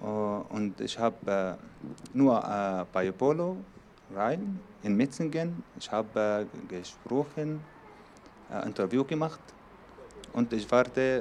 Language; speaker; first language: German; non-native, learner; Arabic